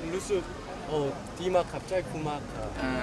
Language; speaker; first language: Thai; non-native, learner; Korean